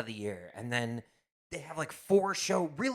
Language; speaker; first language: English; native; English